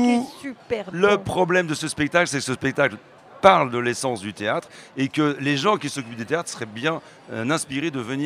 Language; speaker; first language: French; native; French